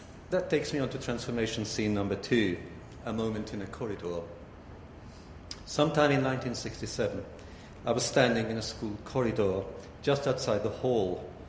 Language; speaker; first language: English; early bilingual, other home language; Hungarian